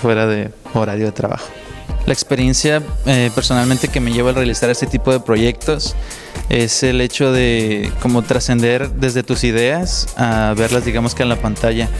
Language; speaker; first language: Spanish; native; Spanish